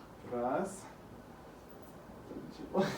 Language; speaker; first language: Russian; non-native, fluent; English